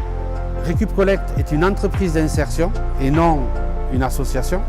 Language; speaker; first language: French; native; French